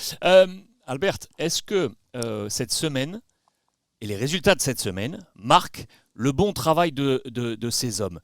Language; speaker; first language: French; native; French